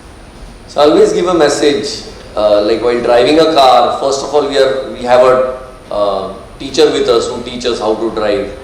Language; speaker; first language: English; non-native, local second language; Marathi